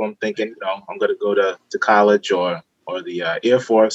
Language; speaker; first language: English; native; English